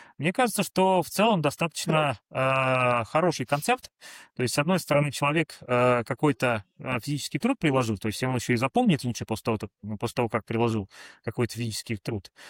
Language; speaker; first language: Russian; native; Russian